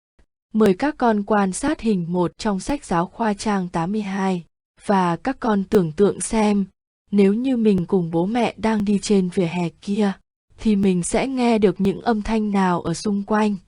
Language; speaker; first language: Vietnamese; native; Vietnamese